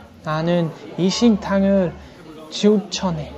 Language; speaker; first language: Korean; non-native, learner; French